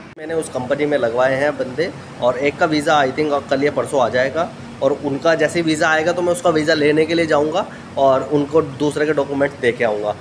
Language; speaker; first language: Hindi; native; Hindi